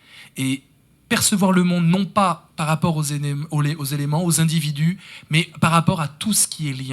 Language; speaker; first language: French; native; French